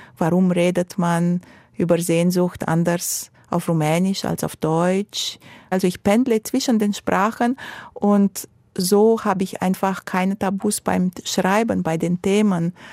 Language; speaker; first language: German; non-native, fluent; Romanian